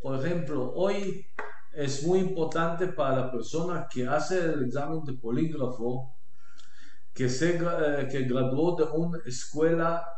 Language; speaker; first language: Spanish; non-native, learner; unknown